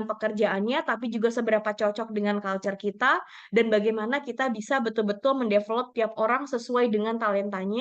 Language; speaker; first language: Indonesian; native; Indonesian